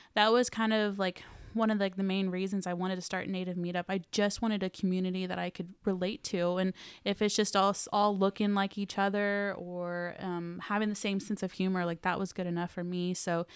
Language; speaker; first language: English; native; English